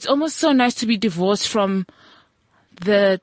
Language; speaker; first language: English; non-native, local second language; Tswana